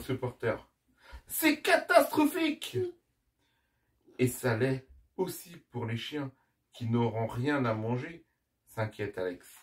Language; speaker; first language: French; native; French